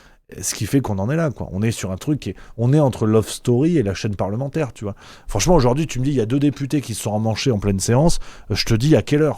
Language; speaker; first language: French; native; French